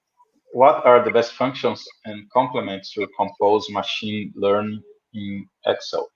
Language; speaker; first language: English; non-native, fluent; Portuguese